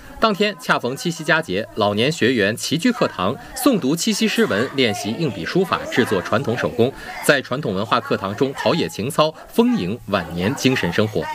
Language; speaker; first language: Chinese; native; Chinese